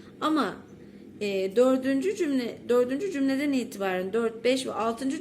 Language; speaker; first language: Turkish; native; Turkish